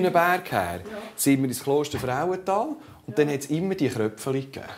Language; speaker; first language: German; native; German